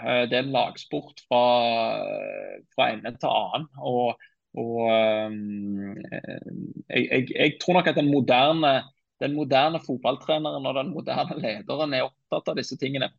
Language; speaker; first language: Norwegian; native; Norwegian